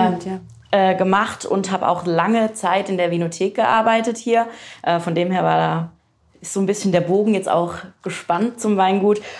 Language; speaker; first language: German; native; German